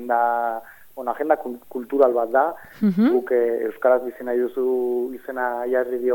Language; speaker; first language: Basque; native; Basque